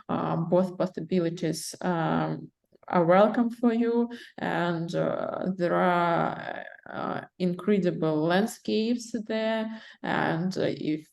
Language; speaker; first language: English; non-native, learner; Russian